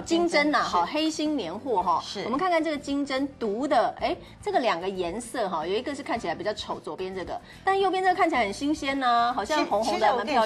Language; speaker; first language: Chinese; native; Chinese